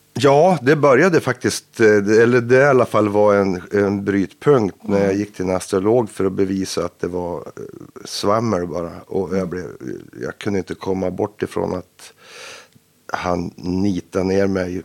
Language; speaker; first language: Swedish; native; Swedish